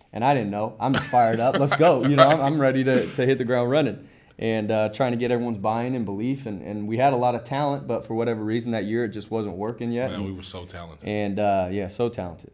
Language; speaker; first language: English; native; English